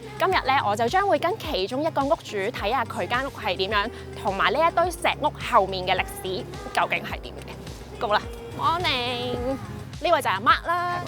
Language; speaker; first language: Cantonese; native; Cantonese